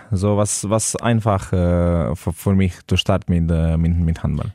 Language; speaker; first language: German; non-native, learner; Slovenian